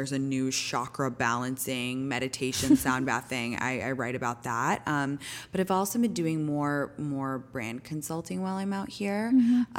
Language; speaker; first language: English; native; English